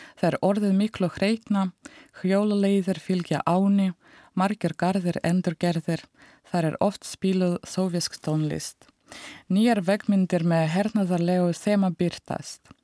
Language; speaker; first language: Icelandic; non-native, fluent; Russian